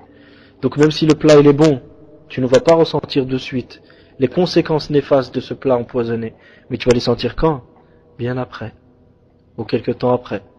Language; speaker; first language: French; native; French